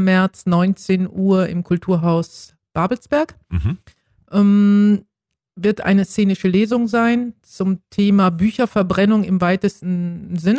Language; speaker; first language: German; native; German